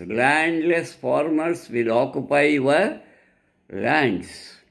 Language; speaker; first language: English; non-native, local second language; Telugu